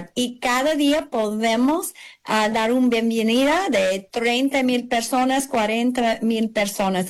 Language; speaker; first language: Spanish; early bilingual, heritage; English